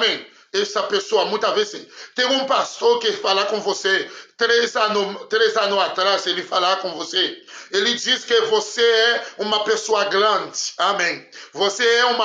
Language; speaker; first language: Portuguese; non-native, learner; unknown